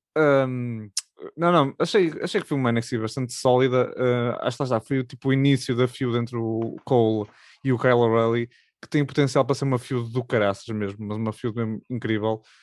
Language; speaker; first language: Portuguese; native; Portuguese